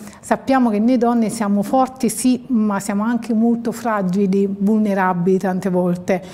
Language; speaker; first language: Italian; native; Italian